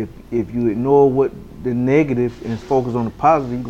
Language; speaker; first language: English; native; English